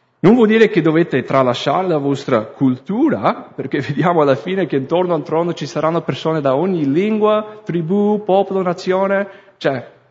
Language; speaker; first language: Italian; non-native, fluent; English